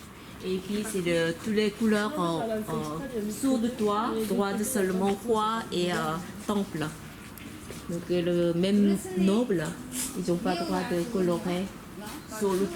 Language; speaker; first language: French; non-native, learner; Korean